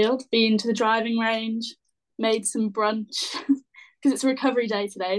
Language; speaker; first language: English; native; English